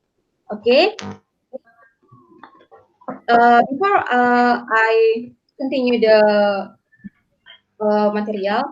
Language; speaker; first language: English; non-native, learner; Indonesian